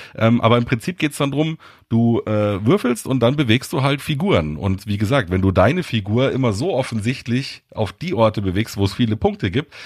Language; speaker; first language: German; native; German